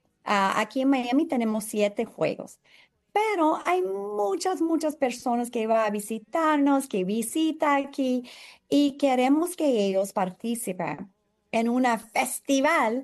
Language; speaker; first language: Spanish; non-native, fluent; English